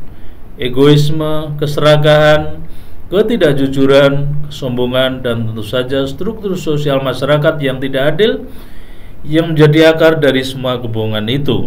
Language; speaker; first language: Indonesian; native; Indonesian